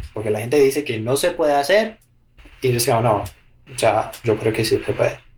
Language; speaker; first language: Spanish; non-native, fluent; English